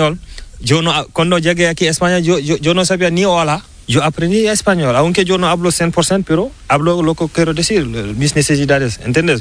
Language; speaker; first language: Spanish; non-native, learner; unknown